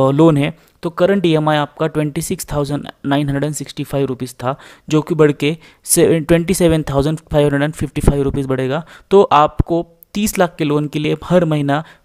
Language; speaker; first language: Hindi; non-native, local second language; Marathi